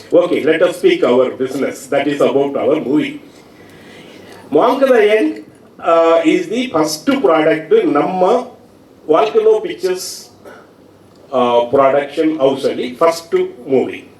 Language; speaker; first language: Kannada; non-native, learner; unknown